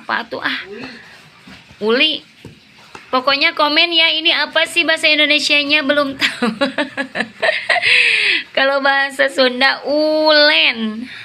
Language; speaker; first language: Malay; non-native, local second language; Sundanese